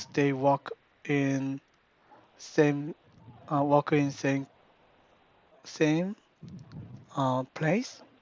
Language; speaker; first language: English; non-native, learner; Korean